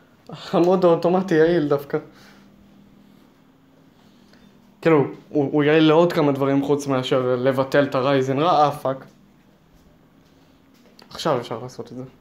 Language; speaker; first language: Hebrew; native; Hebrew